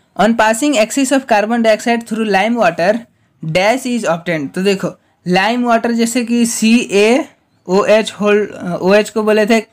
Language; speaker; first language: Hindi; native; Hindi